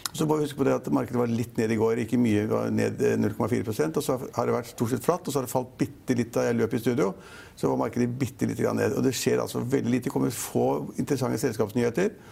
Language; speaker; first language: Norwegian; native; Norwegian